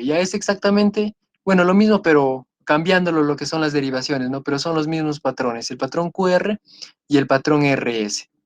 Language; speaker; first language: Spanish; native; Spanish